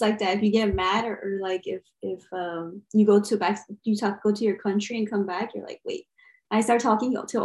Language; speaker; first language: English; early bilingual, other home language; Armenian